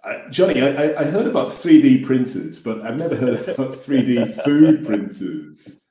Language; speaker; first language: English; native; English